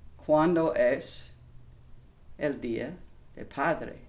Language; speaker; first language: Spanish; non-native, fluent; English